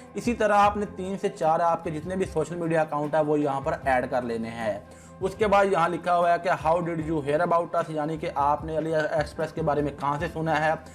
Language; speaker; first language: Urdu; non-native, local second language; Punjabi